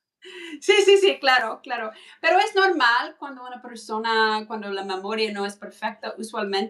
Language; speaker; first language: Spanish; non-native, fluent; English